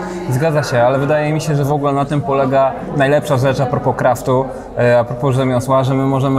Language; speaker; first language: Polish; native; Polish